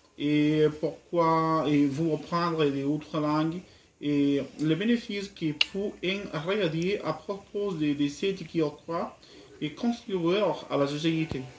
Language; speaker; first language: French; non-native, learner; Spanish